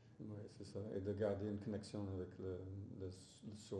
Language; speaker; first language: French; non-native, fluent; English